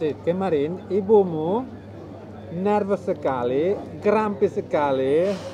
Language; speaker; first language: Indonesian; non-native, learner; Spanish